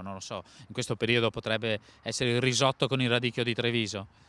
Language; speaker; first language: Italian; native; Italian